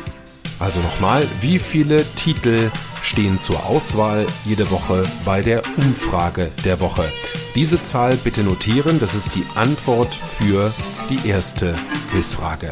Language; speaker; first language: German; native; German